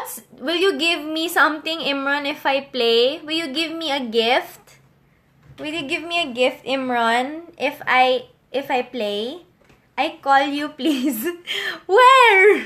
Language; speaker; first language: English; non-native, local second language; Filipino